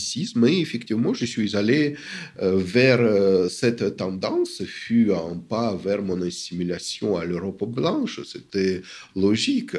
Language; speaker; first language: French; non-native, fluent; Russian